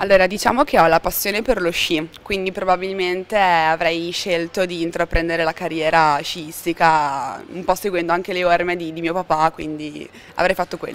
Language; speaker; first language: Italian; native; Italian